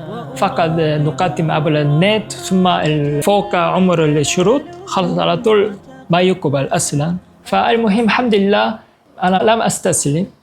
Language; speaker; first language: Arabic; non-native, fluent; Korean